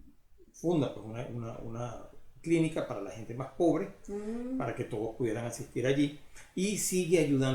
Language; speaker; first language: Spanish; native; Spanish